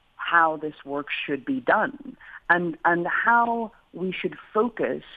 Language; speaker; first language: English; native; English